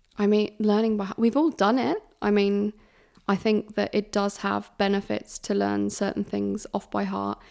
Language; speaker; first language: English; native; English